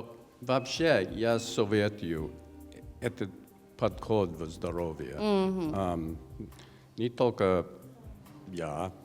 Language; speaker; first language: Russian; non-native, learner; English